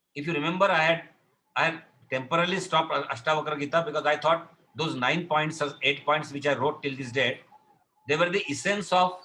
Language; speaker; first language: English; non-native, local second language; Marathi